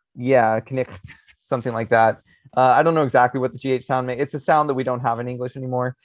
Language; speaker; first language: English; native; English